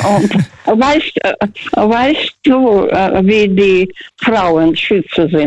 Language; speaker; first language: German; non-native, learner; Russian